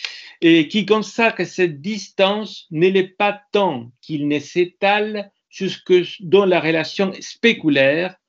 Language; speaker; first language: French; non-native, fluent; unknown